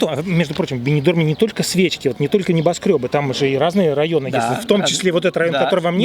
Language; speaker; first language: Russian; native; Russian